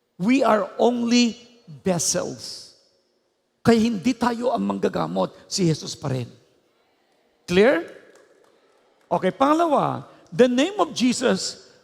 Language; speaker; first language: Filipino; native; Filipino